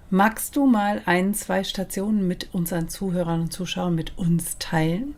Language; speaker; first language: German; native; German